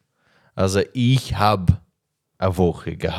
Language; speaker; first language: German; non-native, learner; English